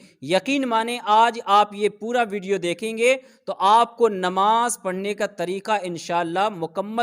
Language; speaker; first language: Urdu; native; Urdu